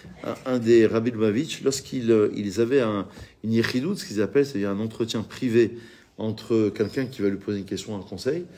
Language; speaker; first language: French; native; French